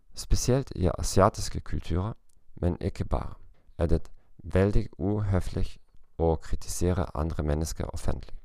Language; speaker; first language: Norwegian; non-native, learner; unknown